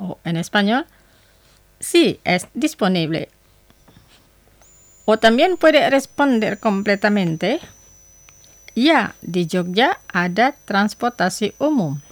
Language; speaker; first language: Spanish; non-native, fluent; Indonesian